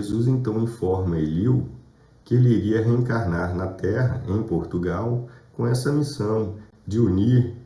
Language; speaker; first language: Portuguese; native; Portuguese